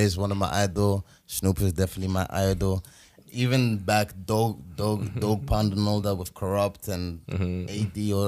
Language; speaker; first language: English; native; English